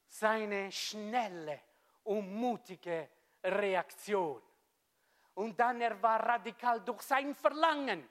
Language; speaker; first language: German; non-native, fluent; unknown